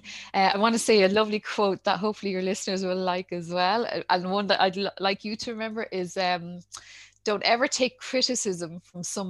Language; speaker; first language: English; native; English